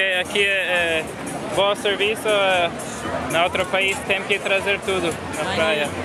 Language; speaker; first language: Portuguese; non-native, learner; English